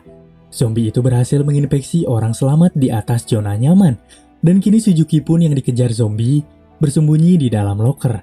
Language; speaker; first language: Indonesian; native; Indonesian